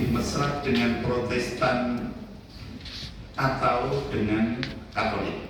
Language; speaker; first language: Indonesian; native; Indonesian